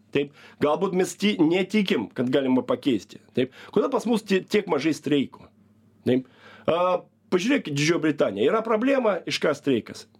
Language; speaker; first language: Lithuanian; non-native, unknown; Russian